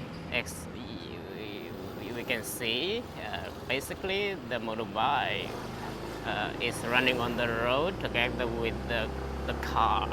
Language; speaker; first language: English; non-native, fluent; Chinese